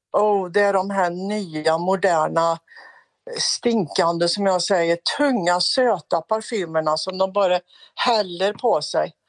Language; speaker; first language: Swedish; native; Swedish